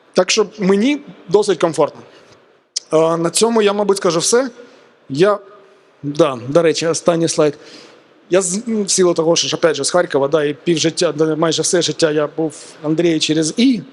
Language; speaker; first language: Ukrainian; non-native, local second language; Russian